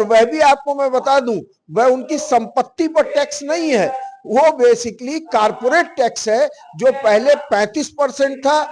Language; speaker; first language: Hindi; native; Hindi